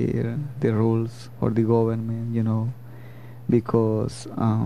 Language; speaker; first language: English; non-native, learner; Spanish